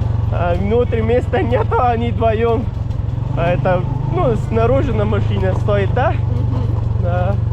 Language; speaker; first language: Russian; non-native, learner; Urdu